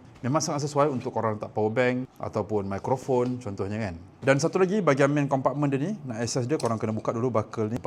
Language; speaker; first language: Malay; native; Malay